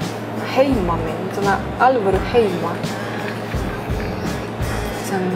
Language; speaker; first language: Icelandic; non-native, learner; Polish